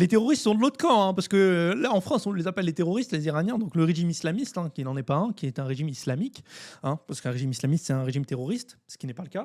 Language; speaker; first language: French; native; French